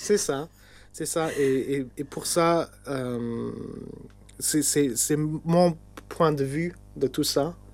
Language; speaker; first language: French; non-native, local second language; Luxembourgish